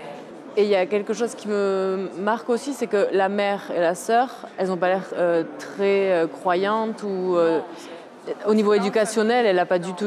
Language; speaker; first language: French; native; French